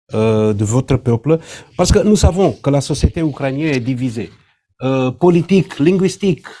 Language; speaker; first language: French; non-native, fluent; Romanian